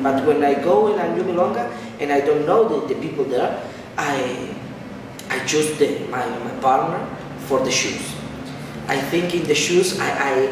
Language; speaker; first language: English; non-native, learner; Spanish